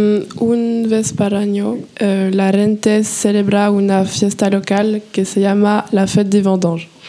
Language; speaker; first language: Spanish; non-native, learner; French